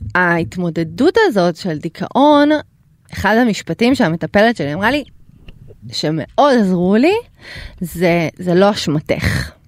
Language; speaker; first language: Hebrew; early bilingual, other home language; Russian